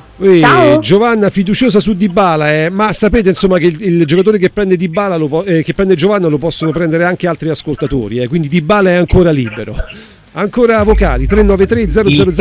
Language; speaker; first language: Italian; native; Italian